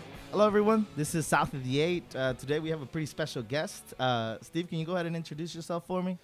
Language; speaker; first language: English; early bilingual, other home language; Spanish